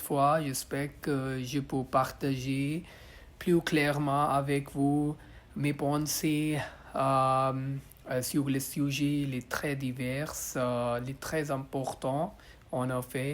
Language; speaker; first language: French; non-native, learner; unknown